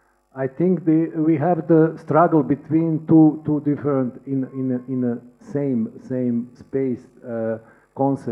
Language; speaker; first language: English; non-native, learner; Serbian